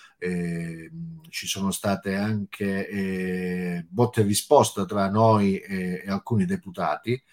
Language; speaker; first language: Italian; native; Italian